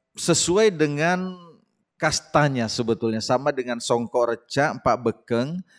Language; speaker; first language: Indonesian; non-native, local second language; Buginese